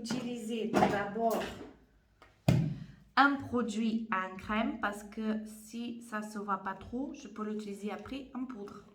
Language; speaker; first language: French; non-native, fluent; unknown